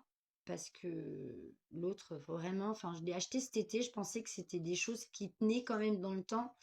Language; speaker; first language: French; native; French